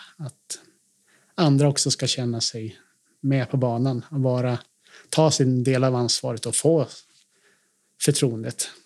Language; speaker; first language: Swedish; native; Swedish